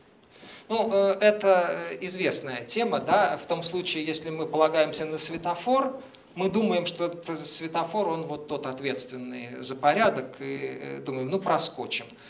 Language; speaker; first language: Russian; native; Russian